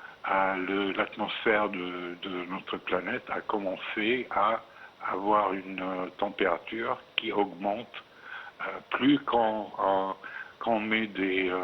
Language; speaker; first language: French; non-native, fluent; Arabic